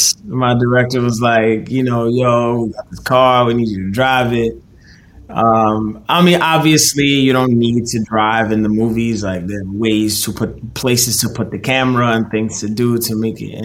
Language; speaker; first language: English; native; English